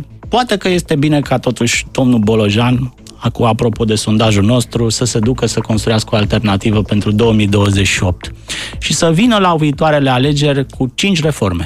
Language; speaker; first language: Romanian; native; Romanian